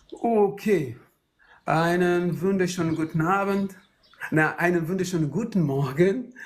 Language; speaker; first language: German; non-native, fluent; Kabuverdianu